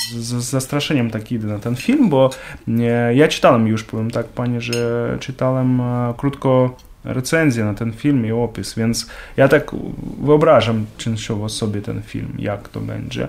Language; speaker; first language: Polish; non-native, learner; Ukrainian